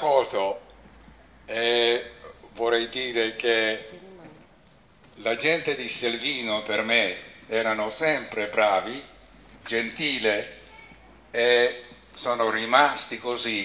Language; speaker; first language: Italian; non-native, learner; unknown